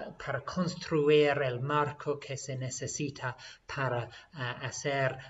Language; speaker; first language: Spanish; non-native, fluent; English